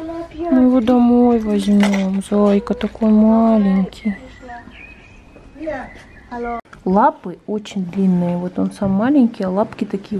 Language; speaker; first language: Russian; native; Russian